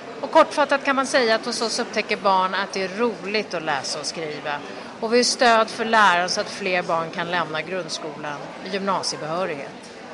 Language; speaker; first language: Swedish; early bilingual, other home language; Kurdish